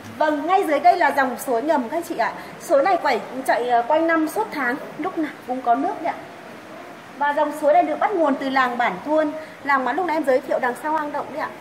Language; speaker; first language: Vietnamese; non-native, local second language; Tày